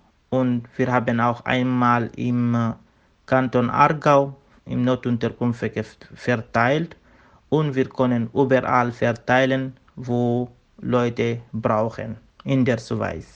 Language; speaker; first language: German; non-native, learner; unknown